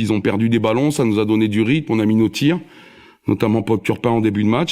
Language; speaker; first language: French; native; French